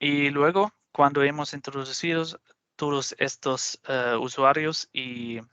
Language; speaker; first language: Spanish; non-native, fluent; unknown